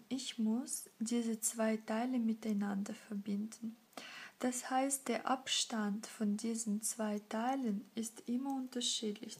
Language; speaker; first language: German; non-native, fluent; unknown